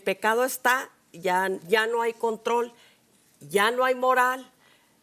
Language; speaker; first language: Spanish; native; Spanish